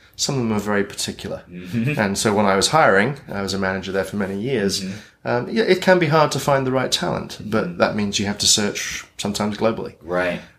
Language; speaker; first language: English; native; English